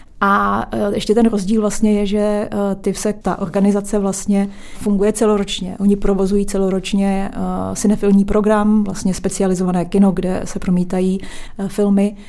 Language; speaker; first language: Czech; native; Czech